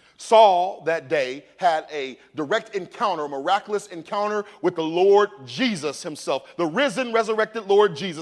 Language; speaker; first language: English; native; English